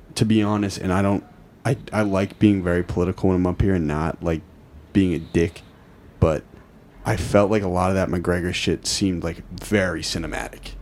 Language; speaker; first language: English; native; English